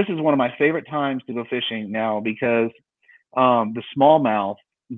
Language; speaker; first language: English; native; English